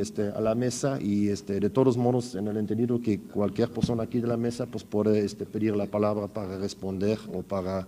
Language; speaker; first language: Spanish; native; Spanish